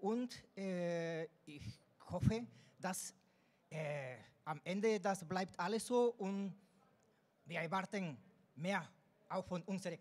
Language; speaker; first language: German; non-native, learner; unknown